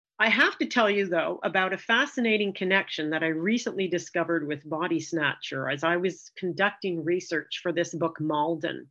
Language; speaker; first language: English; native; English